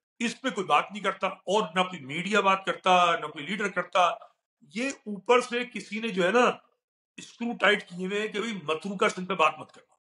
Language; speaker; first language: Urdu; native; Urdu